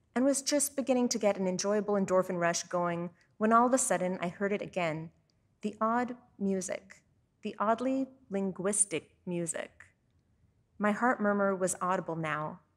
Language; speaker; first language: English; native; English